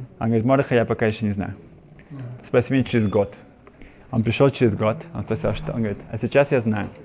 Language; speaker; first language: Russian; native; Russian